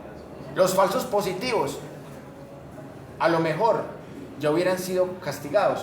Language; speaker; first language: Spanish; native; Spanish